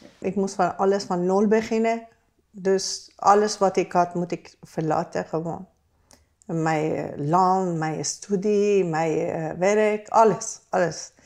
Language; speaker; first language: Dutch; non-native, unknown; Persian